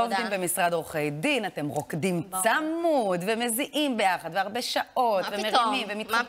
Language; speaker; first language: Hebrew; native; Hebrew